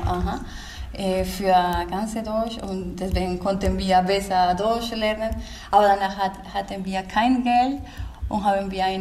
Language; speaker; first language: German; non-native, learner; Spanish